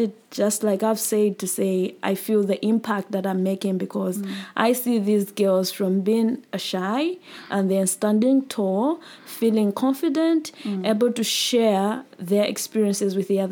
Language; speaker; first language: English; non-native, local second language; Nyanja